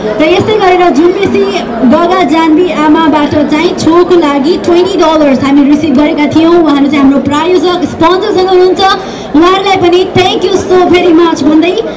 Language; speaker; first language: Nepali; non-native, local second language; Sherpa